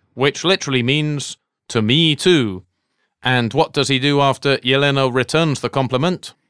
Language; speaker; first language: English; native; English